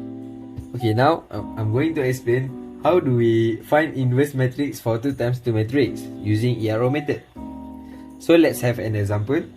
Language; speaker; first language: English; non-native, local second language; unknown